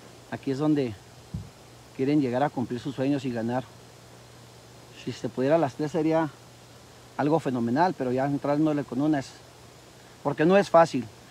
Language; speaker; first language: Spanish; native; Spanish